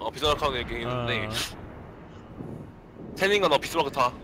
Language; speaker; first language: Korean; native; Korean